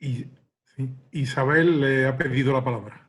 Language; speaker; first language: Spanish; native; Spanish